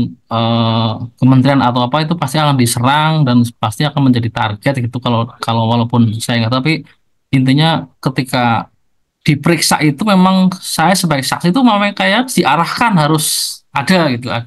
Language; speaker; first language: Indonesian; native; Indonesian